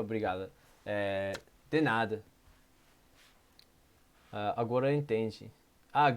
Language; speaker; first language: Portuguese; non-native, learner; English